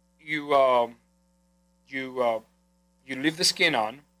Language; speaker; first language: English; non-native, fluent; Greek